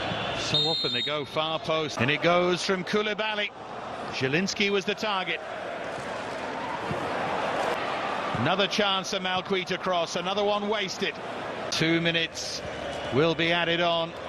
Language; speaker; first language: English; native; English